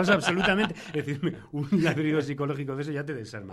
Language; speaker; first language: Spanish; native; Spanish